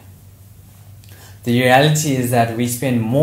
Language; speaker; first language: English; native; English